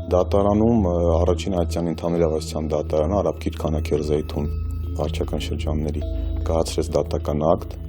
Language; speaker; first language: Armenian; native; Armenian